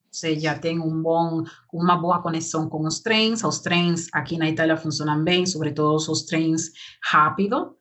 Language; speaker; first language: Portuguese; non-native, learner; Spanish